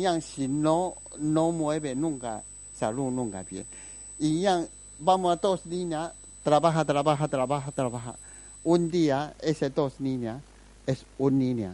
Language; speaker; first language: Spanish; non-native, learner; Chinese